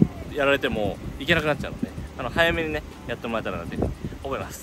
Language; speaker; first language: Japanese; native; Japanese